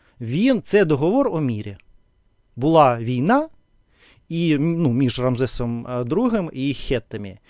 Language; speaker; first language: Ukrainian; non-native, learner; Russian